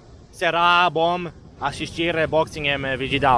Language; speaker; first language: Portuguese; non-native, learner; Hebrew